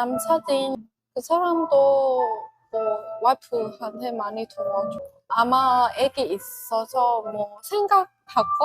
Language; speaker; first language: Korean; non-native, learner; Vietnamese